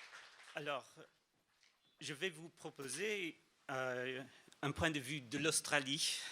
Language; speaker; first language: French; non-native, fluent; English